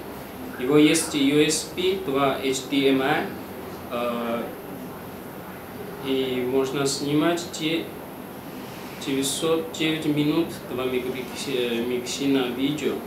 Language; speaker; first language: Russian; non-native, learner; Chinese